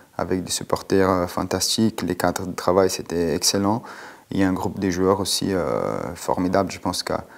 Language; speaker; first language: French; non-native, fluent; Portuguese